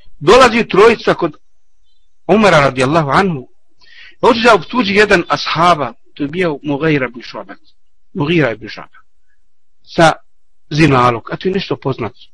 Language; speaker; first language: Bosnian; non-native, learner; Arabic